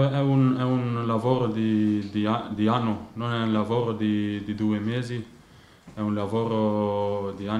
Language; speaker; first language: Italian; non-native, learner; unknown